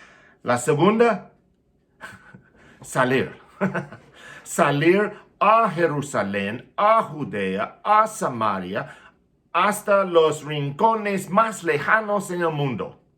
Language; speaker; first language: Spanish; non-native, fluent; English